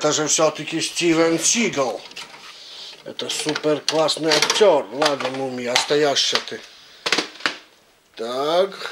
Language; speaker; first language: Russian; native; Russian